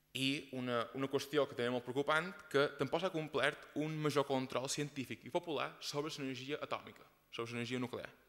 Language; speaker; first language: Catalan; native; Catalan